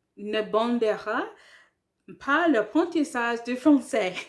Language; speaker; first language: French; non-native, learner; English